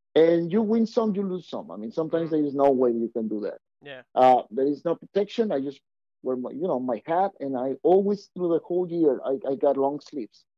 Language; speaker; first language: English; non-native, fluent; Spanish